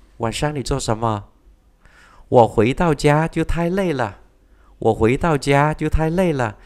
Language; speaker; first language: Chinese; non-native, fluent; Vietnamese